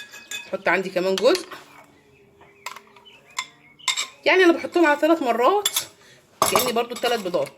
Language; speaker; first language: Arabic; native; Arabic